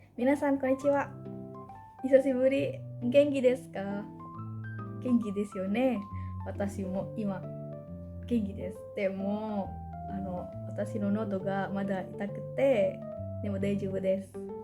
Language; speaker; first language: Japanese; non-native, learner; Indonesian